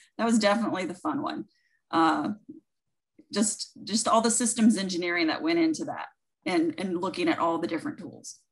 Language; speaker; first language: English; native; English